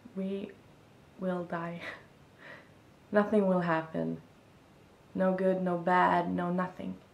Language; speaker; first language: English; non-native, fluent; Swedish